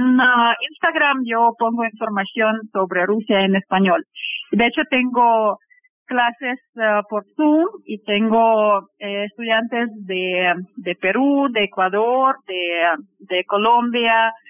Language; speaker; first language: Spanish; non-native, fluent; Russian